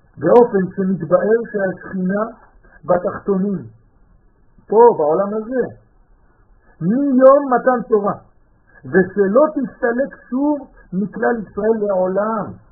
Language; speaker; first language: Hebrew; non-native, fluent; French